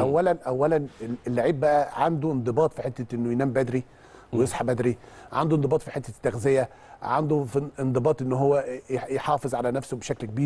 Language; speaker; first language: Arabic; native; Arabic